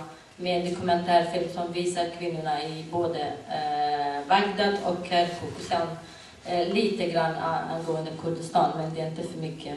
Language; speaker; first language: Swedish; non-native, fluent; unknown